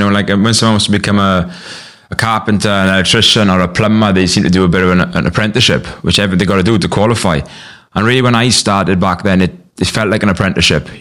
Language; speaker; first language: English; native; English